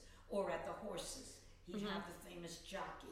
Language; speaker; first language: English; native; English